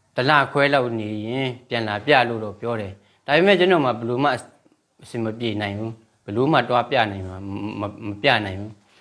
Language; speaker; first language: Burmese; non-native, local second language; Shan